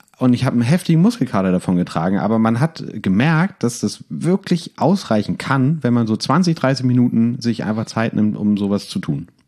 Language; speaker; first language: German; native; German